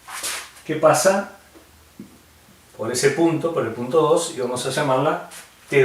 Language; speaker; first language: Spanish; native; Spanish